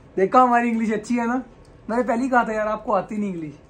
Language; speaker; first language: Hindi; native; Hindi